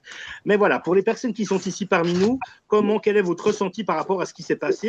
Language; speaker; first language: French; native; French